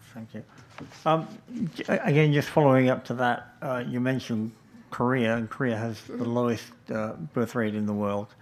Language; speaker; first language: English; native; English